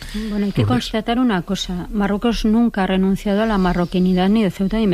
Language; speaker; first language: Spanish; native; Spanish